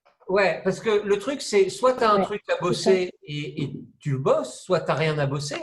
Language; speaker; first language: French; native; French